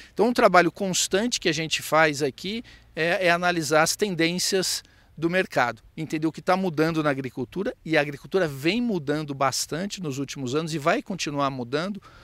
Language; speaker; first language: Portuguese; native; Portuguese